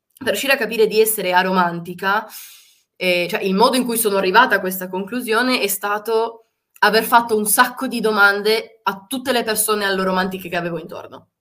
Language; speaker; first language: Italian; early bilingual, other home language; Spanish